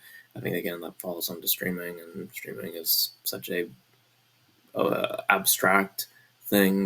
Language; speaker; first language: English; native; English